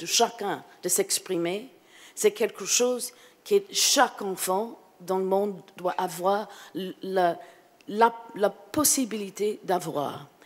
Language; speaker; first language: French; non-native, fluent; English